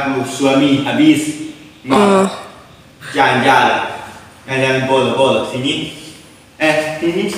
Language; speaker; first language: Indonesian; non-native, learner; Chinese